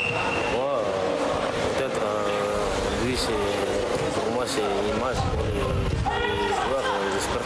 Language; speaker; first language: French; non-native, local second language; Malagasy